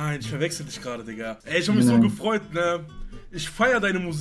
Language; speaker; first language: German; early bilingual, other home language; Turkish